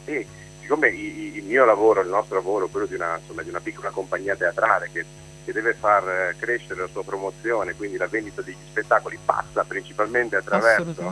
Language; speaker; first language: Italian; native; Italian